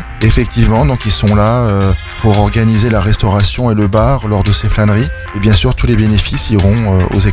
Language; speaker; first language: French; native; French